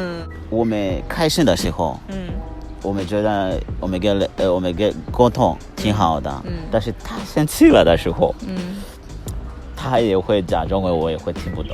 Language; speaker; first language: Chinese; non-native, learner; Kinyarwanda